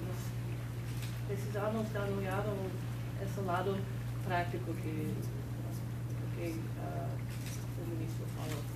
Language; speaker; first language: Portuguese; non-native, fluent; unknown